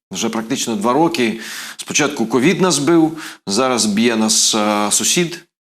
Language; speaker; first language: Ukrainian; native; Ukrainian